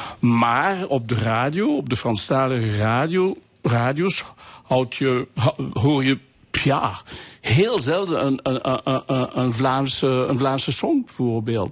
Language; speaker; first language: Dutch; non-native, local second language; French